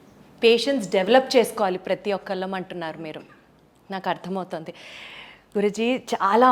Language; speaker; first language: Telugu; native; Telugu